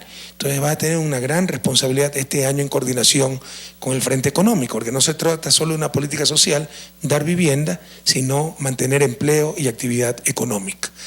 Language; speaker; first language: Spanish; native; Spanish